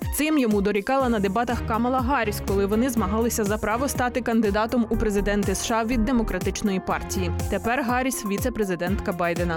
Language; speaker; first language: Ukrainian; native; Ukrainian